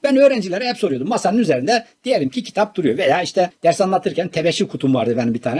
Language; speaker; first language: Turkish; native; Turkish